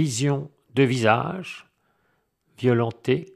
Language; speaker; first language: French; native; French